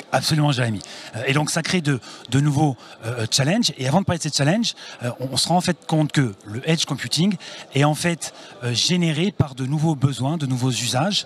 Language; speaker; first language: French; native; French